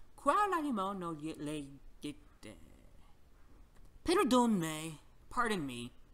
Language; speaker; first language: Spanish; non-native, learner; English